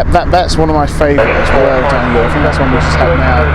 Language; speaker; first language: English; native; English